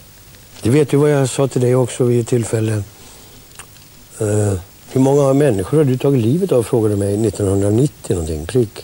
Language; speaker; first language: Swedish; native; Swedish